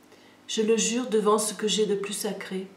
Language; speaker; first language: French; native; French